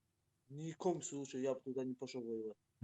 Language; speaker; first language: Russian; non-native, local second language; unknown